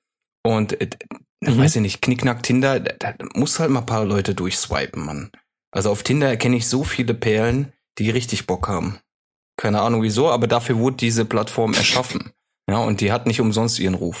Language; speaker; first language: German; native; German